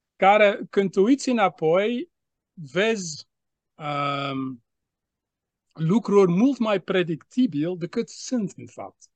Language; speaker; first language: Romanian; non-native, fluent; Dutch